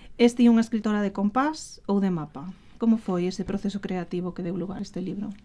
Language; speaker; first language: Galician; native; Galician